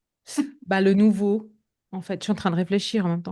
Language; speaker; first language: French; native; French